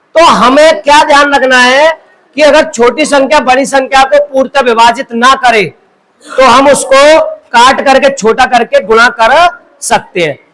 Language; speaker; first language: Hindi; native; Hindi